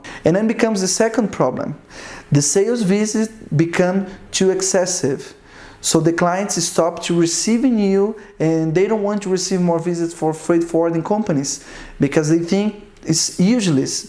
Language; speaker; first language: English; non-native, fluent; Portuguese